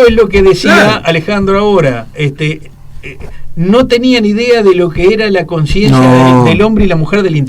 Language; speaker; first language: Spanish; native; Spanish